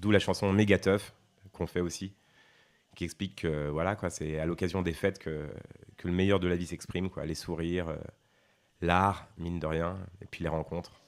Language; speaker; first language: French; native; French